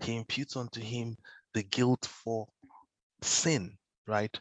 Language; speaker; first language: English; non-native, local second language; Yoruba